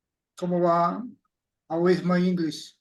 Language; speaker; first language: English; non-native, learner; Spanish